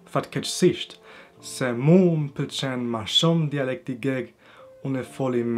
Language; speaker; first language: Albanian; early bilingual, heritage; Albanian